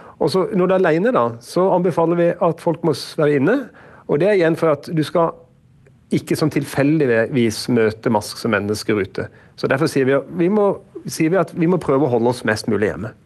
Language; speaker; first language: Norwegian; native; Norwegian